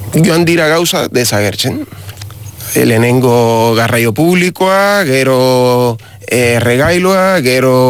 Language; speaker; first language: Basque; non-native, learner; Spanish